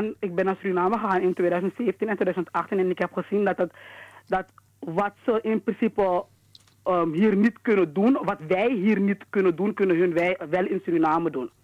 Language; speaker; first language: Dutch; native; Dutch